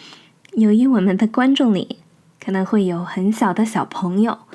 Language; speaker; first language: Chinese; early bilingual, heritage; English